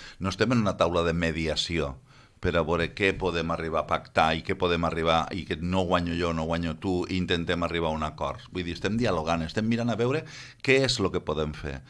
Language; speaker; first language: Catalan; native; Catalan